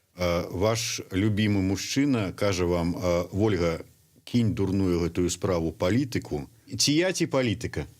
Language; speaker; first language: Belarusian; non-native, local second language; Russian